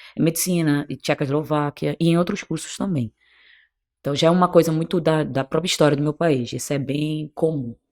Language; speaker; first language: Portuguese; non-native, local second language; Kabuverdianu